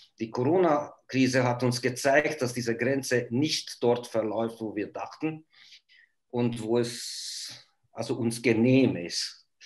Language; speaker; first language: German; non-native, fluent; Hungarian